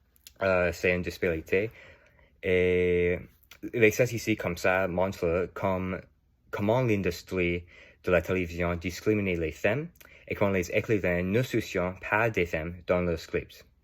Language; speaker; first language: French; non-native, learner; English